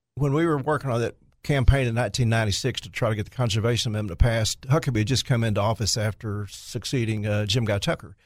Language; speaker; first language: English; native; English